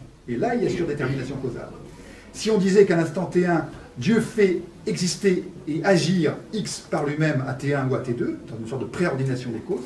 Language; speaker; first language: French; native; French